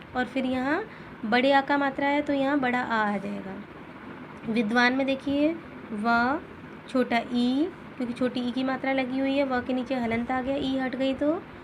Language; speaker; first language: Hindi; native; Hindi